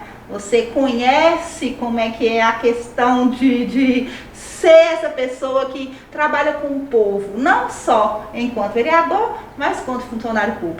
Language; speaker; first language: Portuguese; native; Portuguese